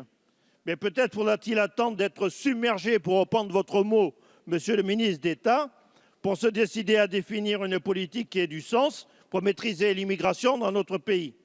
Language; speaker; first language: French; native; French